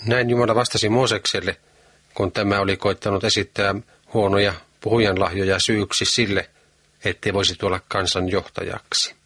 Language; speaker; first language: Finnish; native; Finnish